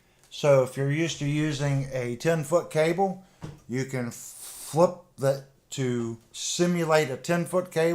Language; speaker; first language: English; native; English